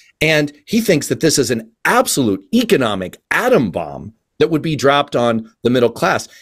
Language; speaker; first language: English; native; English